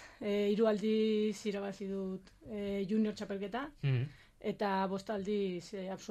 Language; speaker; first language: Basque; non-native, local second language; Spanish